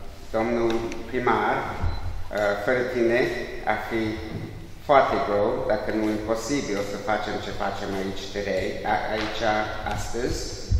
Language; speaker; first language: Romanian; non-native, learner; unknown